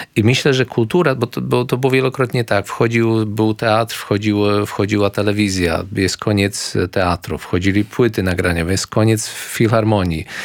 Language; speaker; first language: Polish; non-native, fluent; Slovak